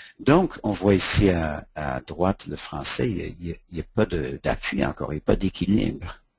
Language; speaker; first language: French; non-native, local second language; English